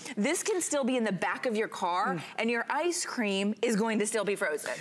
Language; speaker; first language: English; native; English